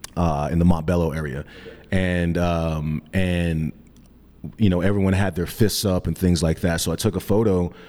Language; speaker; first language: English; native; English